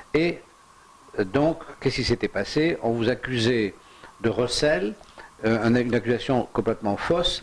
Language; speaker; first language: French; native; French